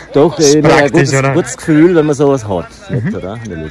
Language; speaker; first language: German; native; German